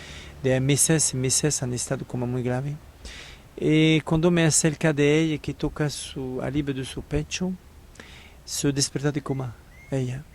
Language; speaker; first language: Spanish; non-native, learner; French